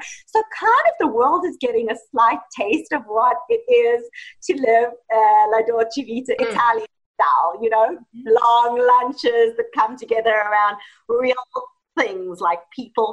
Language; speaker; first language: English; native; English